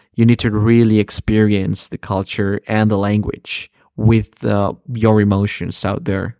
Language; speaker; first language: English; early bilingual, other home language; Spanish